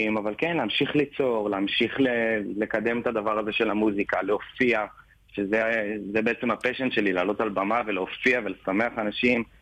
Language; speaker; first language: Hebrew; native; Hebrew